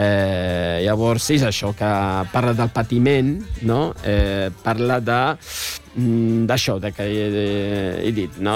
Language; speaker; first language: Catalan; non-native, fluent; Arabic